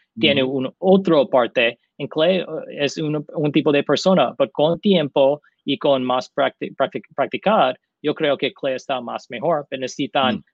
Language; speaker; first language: Spanish; non-native, learner; English